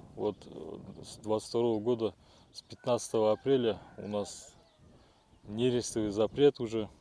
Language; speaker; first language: Russian; non-native, local second language; Kazakh